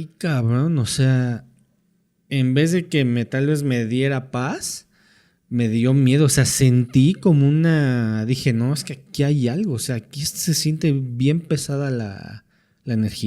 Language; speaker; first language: Spanish; native; Spanish